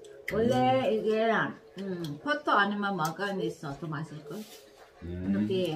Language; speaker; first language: Korean; non-native, learner; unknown